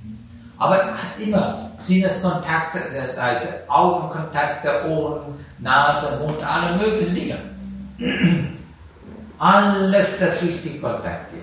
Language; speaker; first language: German; non-native, learner; Sinhala